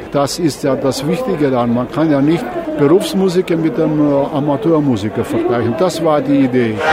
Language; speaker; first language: German; native; German